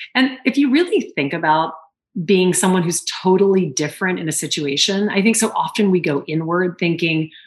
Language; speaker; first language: English; native; English